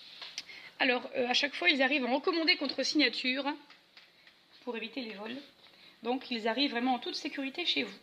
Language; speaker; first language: French; native; French